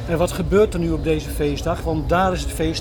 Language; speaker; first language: Dutch; native; Dutch